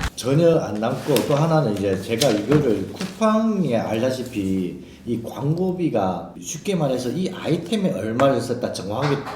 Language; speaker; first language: Korean; early bilingual, heritage; Korean